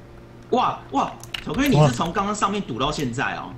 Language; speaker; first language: Chinese; native; Chinese